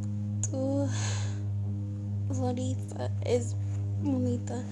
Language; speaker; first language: Spanish; non-native, learner; English